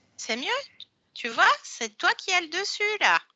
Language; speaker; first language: French; native; French